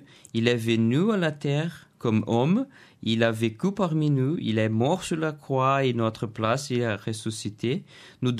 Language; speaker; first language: French; non-native, learner; Portuguese